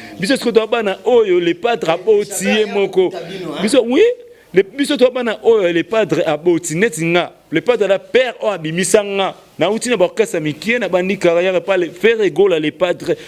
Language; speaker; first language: Lingala; native; Lingala